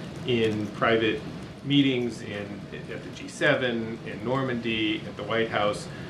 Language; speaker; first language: English; native; English